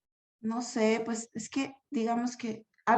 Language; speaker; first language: Spanish; native; Spanish